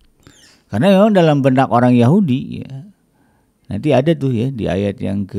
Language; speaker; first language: Indonesian; native; Indonesian